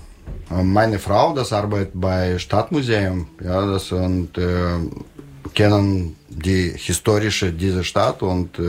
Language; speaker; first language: German; non-native, learner; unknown